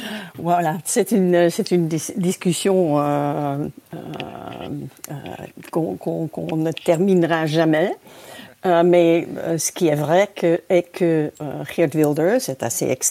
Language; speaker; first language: French; non-native, fluent; Dutch